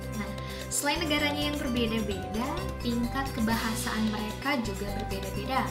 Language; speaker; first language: Indonesian; native; Indonesian